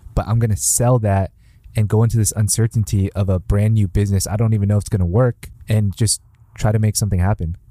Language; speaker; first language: English; native; English